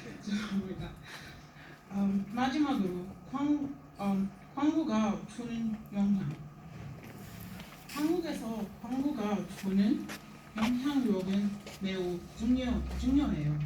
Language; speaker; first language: Korean; non-native, learner; Arabic